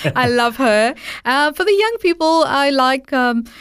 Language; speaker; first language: English; native; English